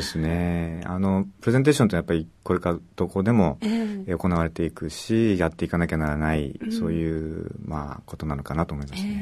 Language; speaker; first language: Japanese; native; Japanese